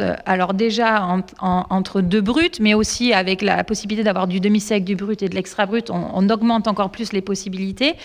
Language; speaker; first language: French; native; French